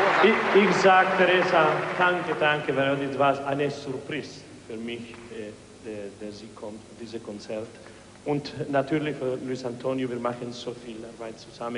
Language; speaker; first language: German; non-native, learner; Spanish